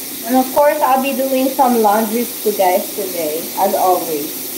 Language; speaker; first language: English; non-native, local second language; Filipino